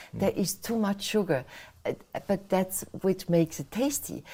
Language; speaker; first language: English; non-native, fluent; Swiss German